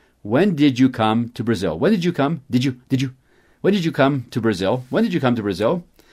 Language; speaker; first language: English; native; English